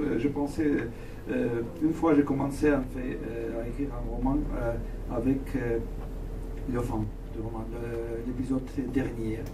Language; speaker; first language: French; non-native, learner; Russian